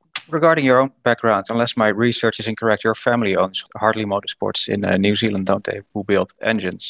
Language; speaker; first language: English; non-native, fluent; Dutch